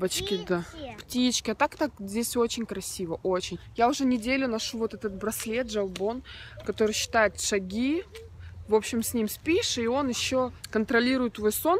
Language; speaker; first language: Russian; native; Russian